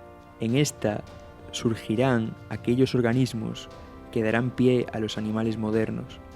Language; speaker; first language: Spanish; native; Spanish